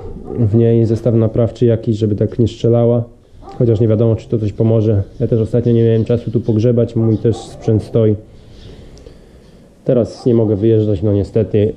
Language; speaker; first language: Polish; native; Polish